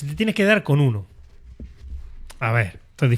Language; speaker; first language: Spanish; native; Spanish